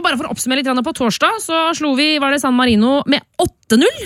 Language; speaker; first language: Norwegian; native; Norwegian